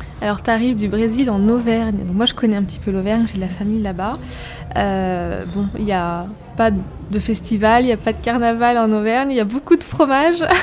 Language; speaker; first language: French; native; French